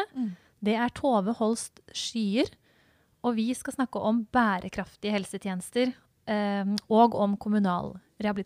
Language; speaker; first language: Norwegian; native; Norwegian